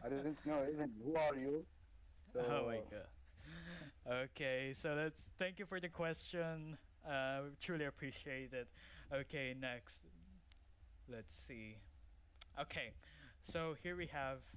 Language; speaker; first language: English; non-native, local second language; Filipino